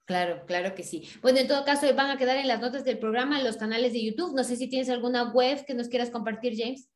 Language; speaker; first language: Spanish; native; Spanish